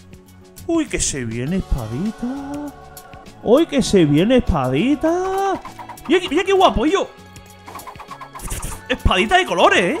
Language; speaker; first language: Spanish; native; Spanish